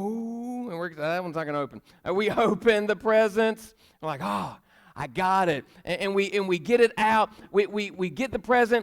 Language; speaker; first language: English; native; English